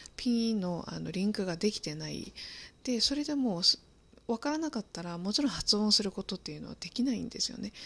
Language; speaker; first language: Japanese; native; Japanese